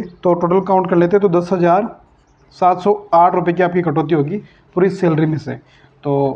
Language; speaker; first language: Hindi; native; Hindi